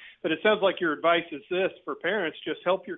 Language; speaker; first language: English; native; English